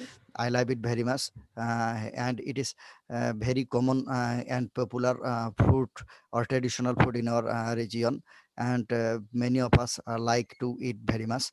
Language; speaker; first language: English; non-native, learner; Bangla